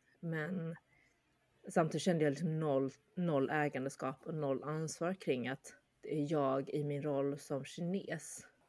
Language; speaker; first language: Swedish; early bilingual, other home language; Chinese